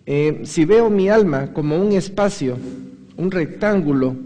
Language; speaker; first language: Spanish; native; Spanish